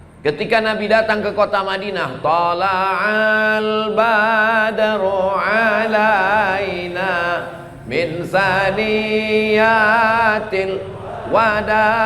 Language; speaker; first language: Malay; native; Malay